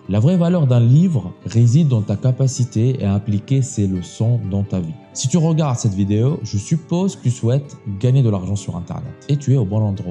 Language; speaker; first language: French; native; French